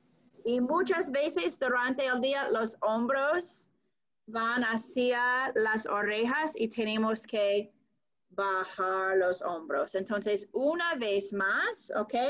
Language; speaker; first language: Spanish; non-native, fluent; English